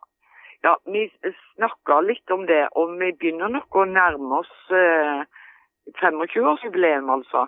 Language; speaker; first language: Norwegian; native; Norwegian